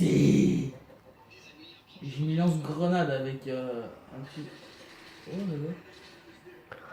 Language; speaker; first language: French; native; French